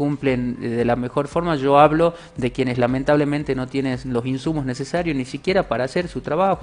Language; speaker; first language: Spanish; native; Spanish